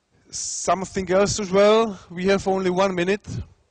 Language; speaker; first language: English; non-native, fluent; Czech